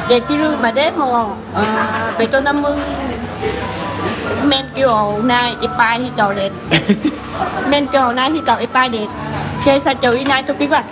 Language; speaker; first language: Japanese; non-native, learner; Vietnamese